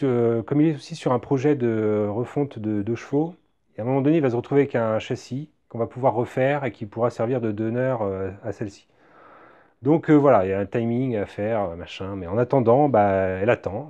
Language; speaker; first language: French; native; French